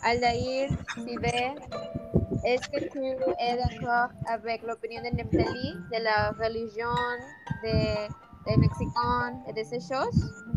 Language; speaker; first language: French; non-native, learner; Spanish